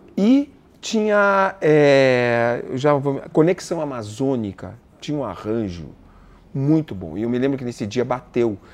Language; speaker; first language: Portuguese; native; Portuguese